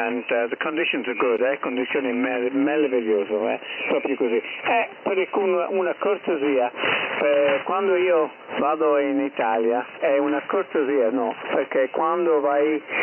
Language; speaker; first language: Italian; non-native, learner; English